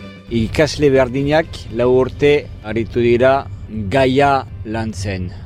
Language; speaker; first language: Basque; non-native, fluent; French